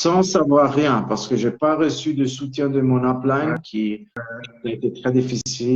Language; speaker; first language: French; non-native, local second language; Italian